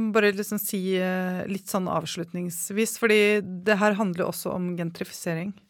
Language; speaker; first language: Norwegian; native; Norwegian